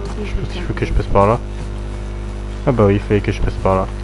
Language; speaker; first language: French; native; French